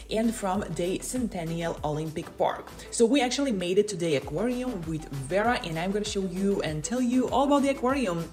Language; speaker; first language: English; non-native, fluent; Hebrew